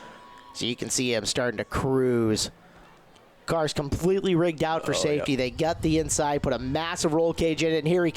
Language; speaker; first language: English; native; English